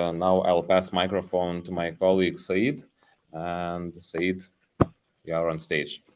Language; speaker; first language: English; non-native, fluent; Lithuanian